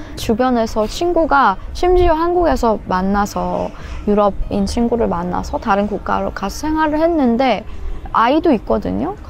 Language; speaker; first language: Korean; non-native, fluent; Persian